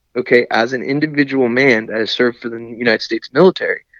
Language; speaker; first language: English; native; English